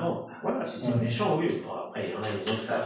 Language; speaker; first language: French; native; French